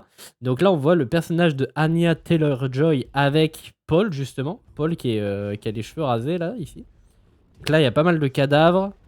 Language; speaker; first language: French; native; French